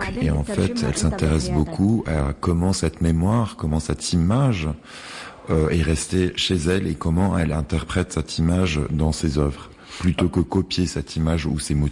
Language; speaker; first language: French; non-native, fluent; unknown